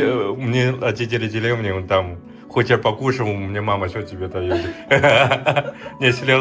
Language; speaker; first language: Russian; non-native, learner; Chinese